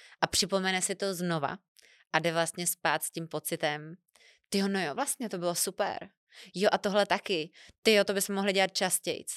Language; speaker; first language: Czech; native; Czech